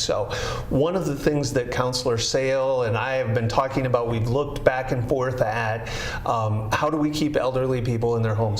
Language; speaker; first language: English; native; English